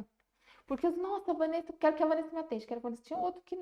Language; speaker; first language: Portuguese; native; Portuguese